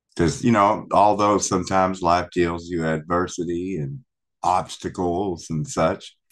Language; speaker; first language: English; native; English